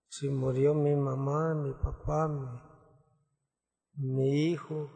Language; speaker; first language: Spanish; non-native, local second language; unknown